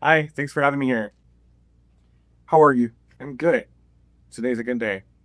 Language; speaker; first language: English; native; English